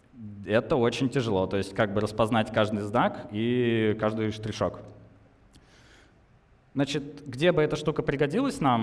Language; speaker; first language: Russian; native; Russian